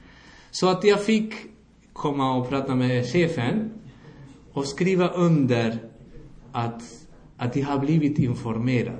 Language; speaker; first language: Swedish; non-native, fluent; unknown